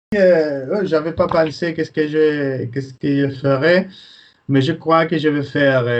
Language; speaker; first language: French; non-native, fluent; Spanish